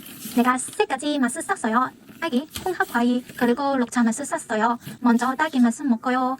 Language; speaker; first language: Korean; non-native, learner; Cantonese